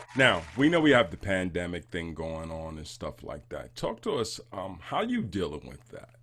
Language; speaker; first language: English; native; English